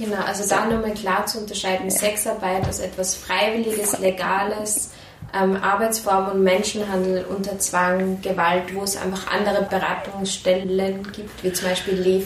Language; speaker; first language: German; native; German